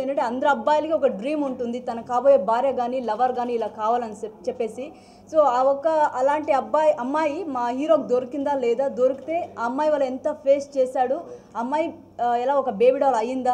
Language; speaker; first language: Telugu; non-native, fluent; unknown